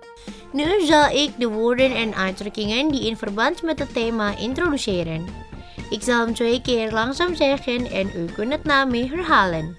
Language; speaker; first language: Dutch; non-native, learner; Indonesian